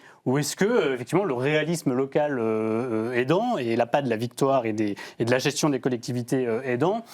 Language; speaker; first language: French; native; French